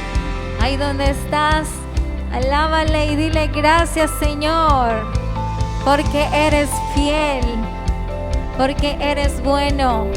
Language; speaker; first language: Spanish; native; Spanish